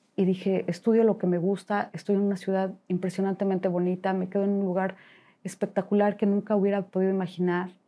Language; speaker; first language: Spanish; native; Spanish